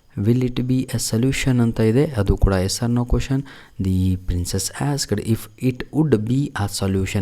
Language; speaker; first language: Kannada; native; Kannada